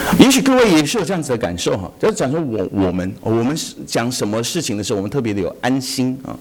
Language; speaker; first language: Chinese; native; Chinese